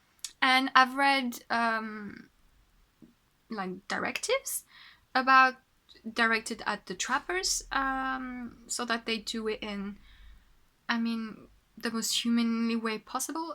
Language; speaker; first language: English; non-native, fluent; French